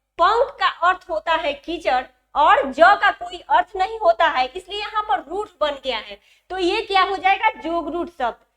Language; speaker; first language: Hindi; native; Hindi